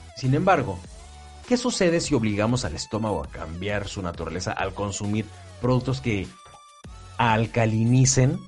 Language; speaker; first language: Spanish; native; Spanish